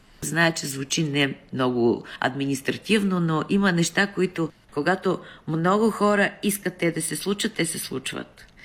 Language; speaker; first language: Bulgarian; early bilingual, heritage; Bulgarian